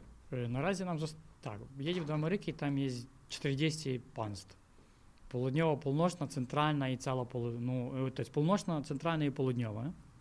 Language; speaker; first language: Ukrainian; native; Ukrainian